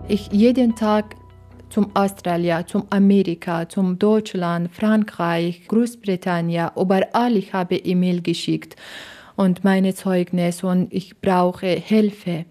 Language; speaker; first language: German; non-native, learner; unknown